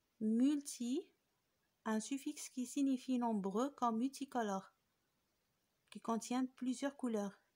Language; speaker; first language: French; non-native, local second language; Arabic